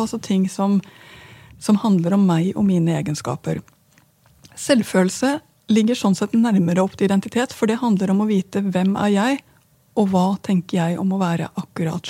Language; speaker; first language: Norwegian; native; Norwegian